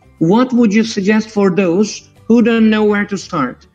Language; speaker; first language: English; non-native, fluent; Turkish